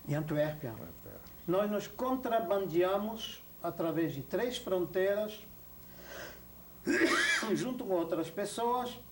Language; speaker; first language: Portuguese; non-native, fluent; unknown